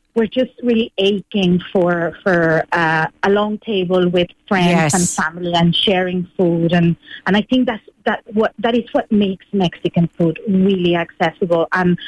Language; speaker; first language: English; non-native, fluent; Spanish